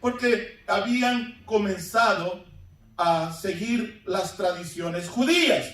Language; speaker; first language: Spanish; native; Spanish